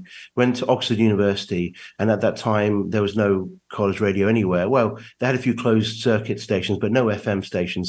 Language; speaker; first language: English; native; English